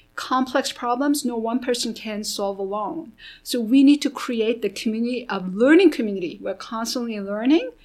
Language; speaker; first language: English; early bilingual, other home language; Korean